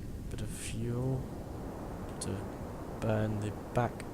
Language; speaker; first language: English; native; English